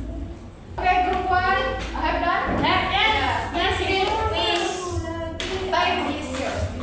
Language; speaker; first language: English; non-native, learner; Indonesian